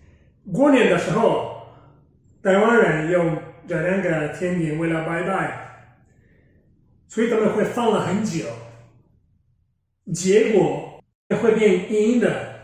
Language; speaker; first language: Chinese; non-native, fluent; Italian